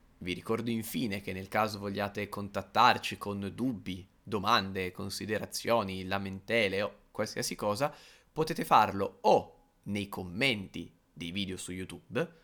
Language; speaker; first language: Italian; native; Italian